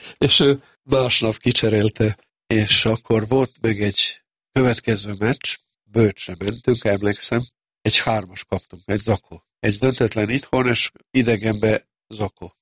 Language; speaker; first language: Hungarian; non-native, fluent; Serbian